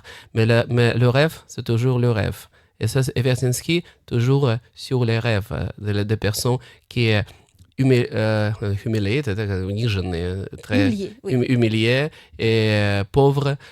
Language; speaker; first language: French; non-native, fluent; Russian